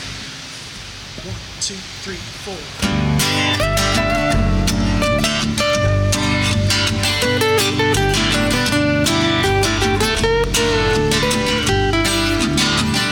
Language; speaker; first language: English; native; English